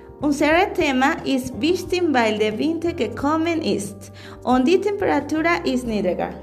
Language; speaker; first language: German; non-native, learner; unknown